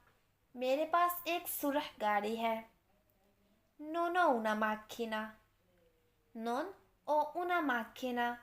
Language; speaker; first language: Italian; non-native, fluent; Urdu